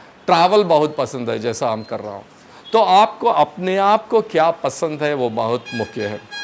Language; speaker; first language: Hindi; non-native, local second language; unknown